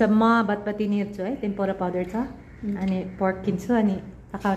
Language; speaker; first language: Nepali; non-native, learner; Filipino